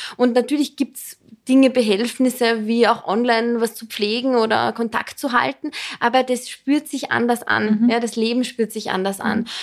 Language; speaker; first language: German; non-native, fluent; Serbian